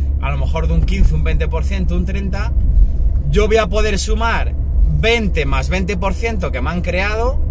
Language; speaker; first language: Spanish; native; Spanish